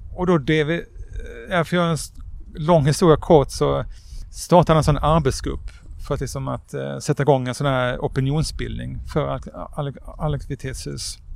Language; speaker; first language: Swedish; native; Swedish